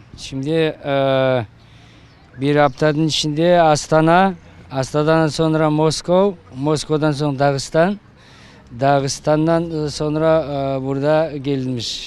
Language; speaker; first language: Turkish; non-native, learner; Kazakh